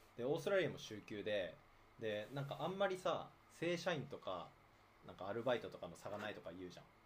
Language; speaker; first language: Japanese; native; Japanese